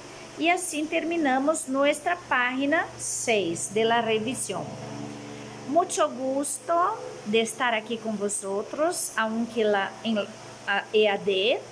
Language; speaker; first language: Spanish; non-native, fluent; Portuguese